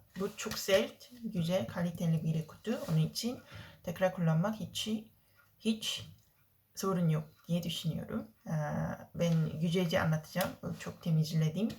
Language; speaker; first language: Turkish; non-native, learner; Korean